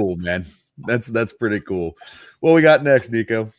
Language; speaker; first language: English; native; English